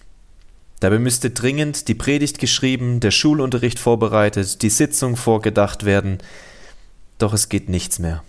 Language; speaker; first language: German; native; German